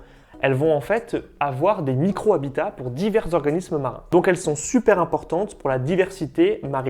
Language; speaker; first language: French; native; French